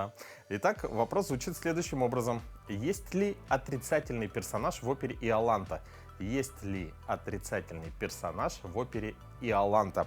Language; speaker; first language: Russian; native; Russian